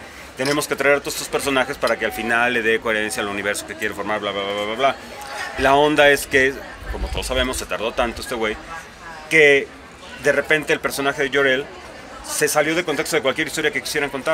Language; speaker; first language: Spanish; native; Spanish